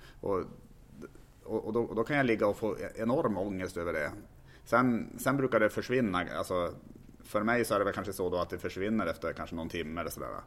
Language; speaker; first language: Swedish; native; Swedish